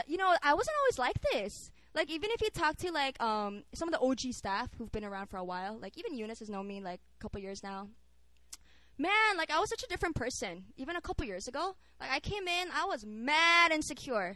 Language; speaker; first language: English; non-native, local second language; Korean